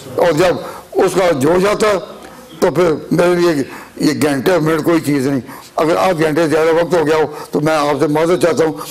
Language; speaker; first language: Urdu; non-native, local second language; Punjabi